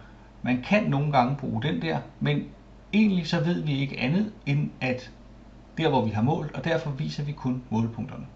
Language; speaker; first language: Danish; native; Danish